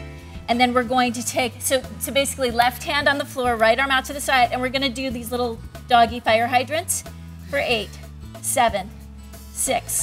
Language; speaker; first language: English; native; English